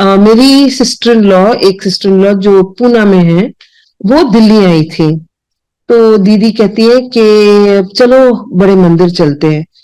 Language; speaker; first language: Hindi; non-native, local second language; Punjabi